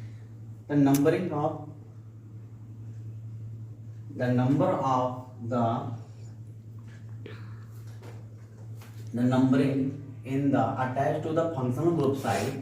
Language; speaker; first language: English; non-native, local second language; Hindi